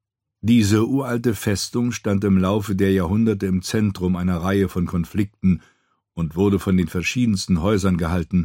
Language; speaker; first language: German; native; German